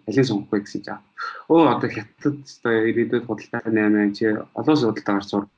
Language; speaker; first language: Mongolian; early bilingual, heritage; Mongolian